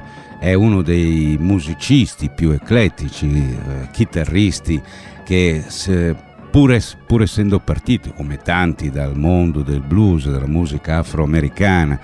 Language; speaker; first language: Italian; native; Italian